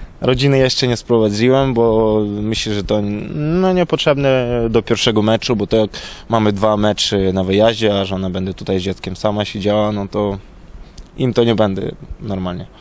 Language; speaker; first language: Polish; non-native, learner; Ukrainian